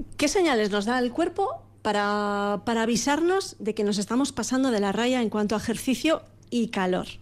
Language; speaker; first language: Spanish; native; Spanish